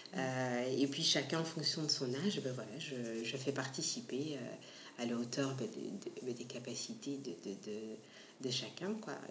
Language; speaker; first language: French; native; French